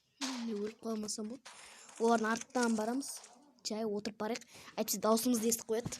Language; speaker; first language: Kazakh; native; Kazakh